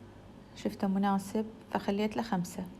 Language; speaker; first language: Arabic; native; Arabic